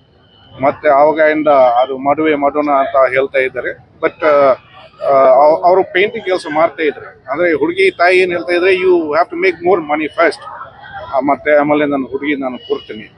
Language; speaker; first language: Kannada; non-native, fluent; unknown